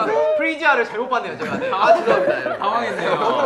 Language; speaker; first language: Korean; native; Korean